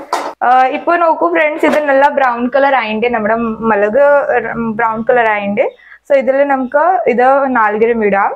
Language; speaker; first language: Malayalam; non-native, learner; Hindi